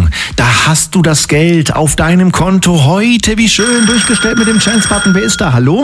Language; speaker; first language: German; native; German